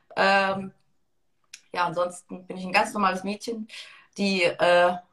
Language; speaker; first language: German; early bilingual, other home language; Russian